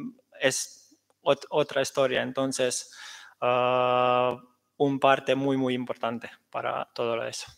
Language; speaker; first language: Spanish; non-native, fluent; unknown